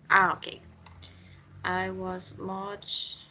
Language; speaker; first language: English; non-native, learner; Spanish